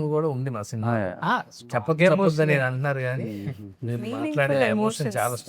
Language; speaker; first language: Telugu; native; Telugu